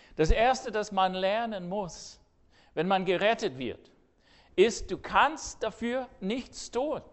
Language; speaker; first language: German; non-native, fluent; English